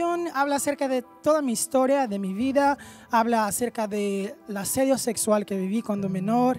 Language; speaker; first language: Spanish; non-native, fluent; Portuguese